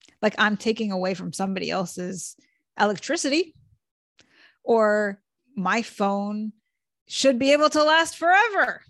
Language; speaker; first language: English; early bilingual, other home language; Hebrew